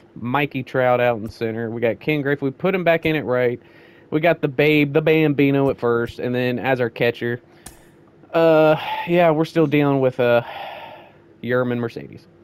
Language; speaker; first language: English; native; English